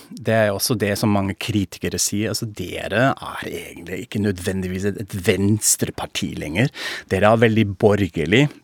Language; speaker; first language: Norwegian; non-native, fluent; German